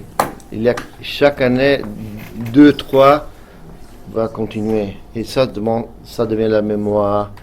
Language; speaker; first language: French; non-native, fluent; Italian